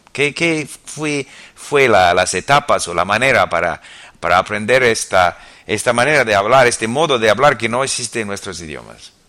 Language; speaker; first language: Spanish; non-native, fluent; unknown